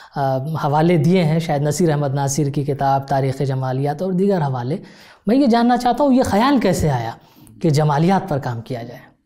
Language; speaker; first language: Hindi; native; Hindi